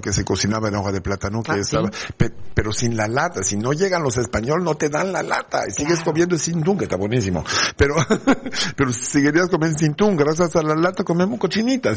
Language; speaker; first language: Spanish; non-native, fluent; French